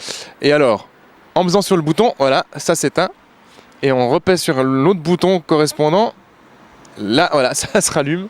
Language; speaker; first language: French; native; French